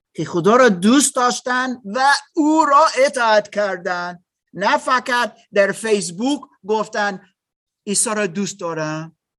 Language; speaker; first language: Persian; non-native, learner; German